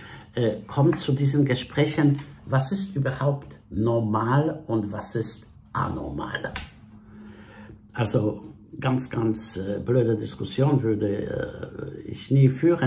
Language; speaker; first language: German; non-native, fluent; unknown